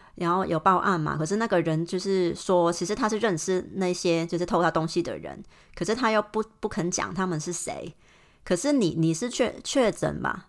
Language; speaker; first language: Chinese; non-native, fluent; Cantonese